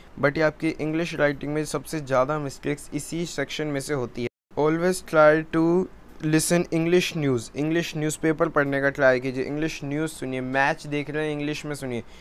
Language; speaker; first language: Hindi; native; Hindi